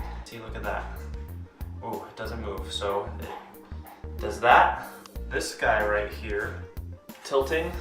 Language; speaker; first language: English; native; English